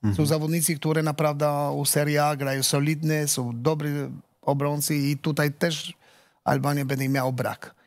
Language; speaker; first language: Polish; non-native, learner; Albanian